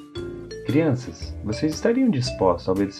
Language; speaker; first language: Portuguese; native; Portuguese